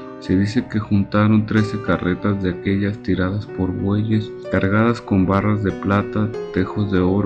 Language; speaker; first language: Spanish; native; Spanish